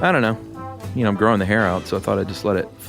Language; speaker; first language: English; native; English